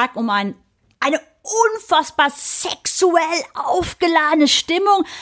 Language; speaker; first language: German; early bilingual, other home language; English